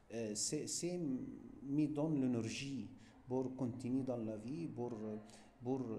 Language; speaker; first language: French; non-native, fluent; Arabic